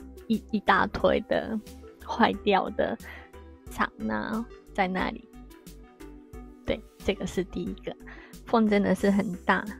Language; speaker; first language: Chinese; non-native, fluent; Japanese